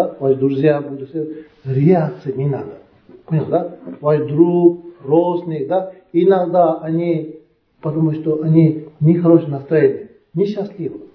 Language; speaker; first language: Russian; non-native, learner; Tibetan